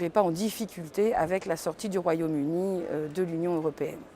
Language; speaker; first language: French; native; French